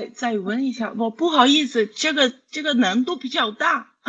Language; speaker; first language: Chinese; non-native, fluent; Portuguese